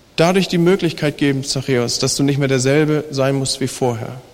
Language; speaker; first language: German; native; German